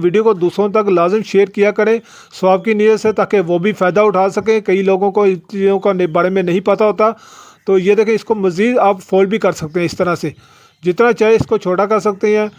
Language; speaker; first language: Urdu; non-native, local second language; Punjabi